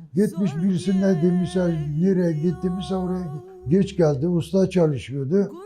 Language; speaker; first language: Turkish; non-native, local second language; Kurdish